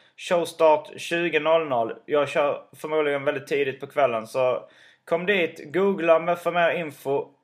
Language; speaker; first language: Swedish; native; Swedish